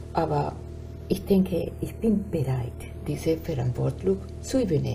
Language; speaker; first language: German; non-native, fluent; Spanish